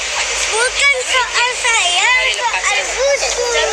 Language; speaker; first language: Indonesian; non-native, local second language; Malay